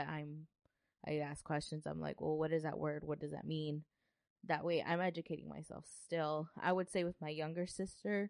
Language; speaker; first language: English; early bilingual, other home language; Spanish